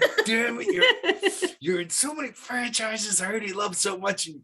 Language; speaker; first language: English; native; English